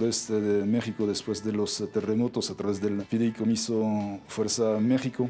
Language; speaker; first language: Spanish; non-native, fluent; French